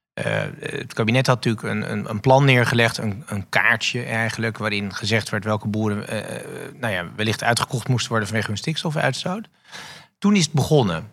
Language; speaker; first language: Dutch; native; Dutch